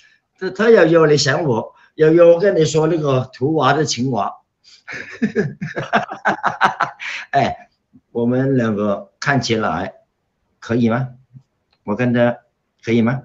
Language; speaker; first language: Chinese; non-native, local second language; Cantonese